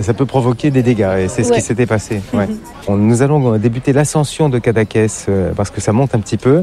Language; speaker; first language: French; native; French